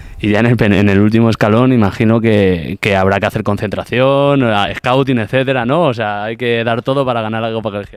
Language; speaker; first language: Spanish; native; Spanish